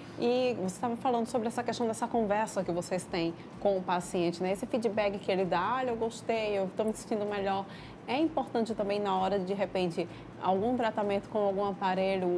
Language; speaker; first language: Portuguese; native; Portuguese